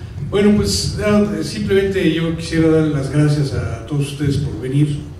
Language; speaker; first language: Spanish; native; Spanish